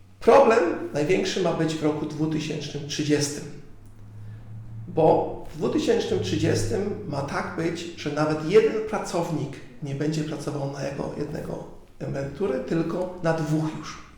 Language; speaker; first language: Polish; early bilingual, heritage; Polish